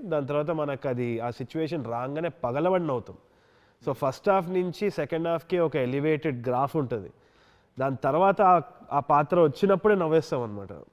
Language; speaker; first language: Telugu; native; Telugu